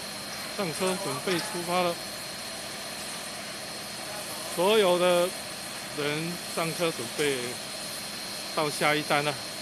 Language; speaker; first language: Chinese; native; Chinese